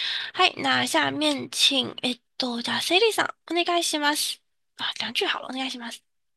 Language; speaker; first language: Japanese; non-native, fluent; Chinese